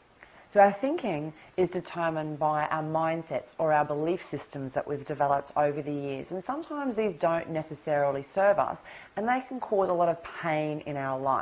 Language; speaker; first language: English; native; English